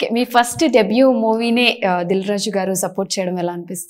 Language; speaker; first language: Telugu; native; Telugu